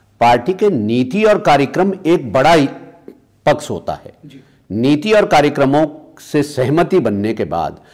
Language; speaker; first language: Hindi; native; Hindi